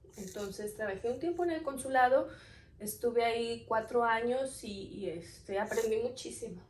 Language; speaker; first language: Spanish; native; Spanish